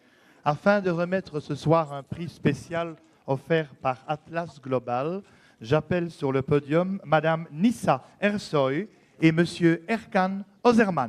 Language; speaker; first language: French; native; French